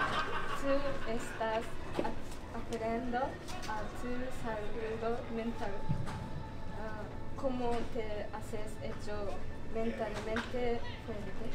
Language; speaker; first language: Spanish; non-native, learner; Japanese